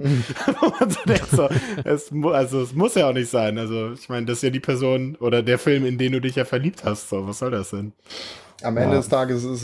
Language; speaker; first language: German; native; German